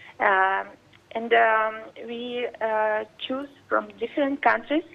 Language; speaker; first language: English; non-native, learner; Russian